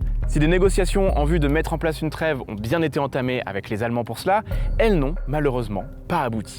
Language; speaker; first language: French; native; French